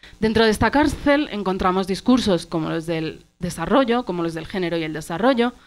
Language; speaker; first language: Spanish; early bilingual, other home language; Arabic